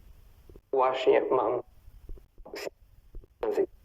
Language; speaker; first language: Polish; non-native, fluent; Italian